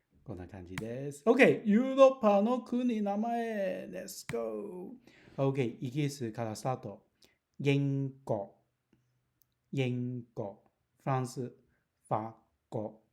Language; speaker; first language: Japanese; non-native, fluent; Cantonese